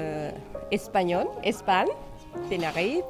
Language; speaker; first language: French; non-native, fluent; Thai